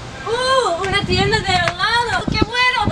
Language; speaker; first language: Spanish; non-native, learner; English